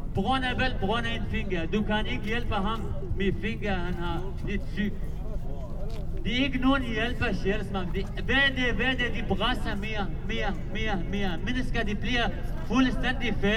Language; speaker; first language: Danish; non-native, learner; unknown